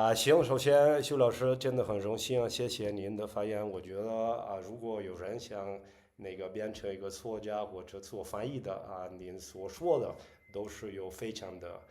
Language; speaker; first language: Chinese; non-native, fluent; Spanish